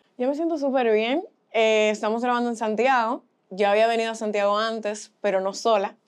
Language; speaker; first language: Spanish; early bilingual, heritage; Spanish